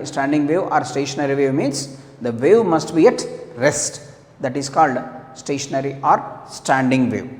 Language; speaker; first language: English; non-native, local second language; Telugu